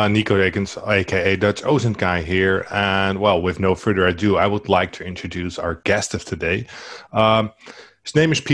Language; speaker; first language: English; non-native, fluent; Dutch